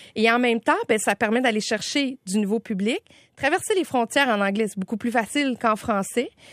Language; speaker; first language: French; native; French